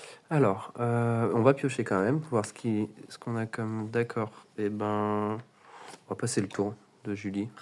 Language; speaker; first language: French; native; French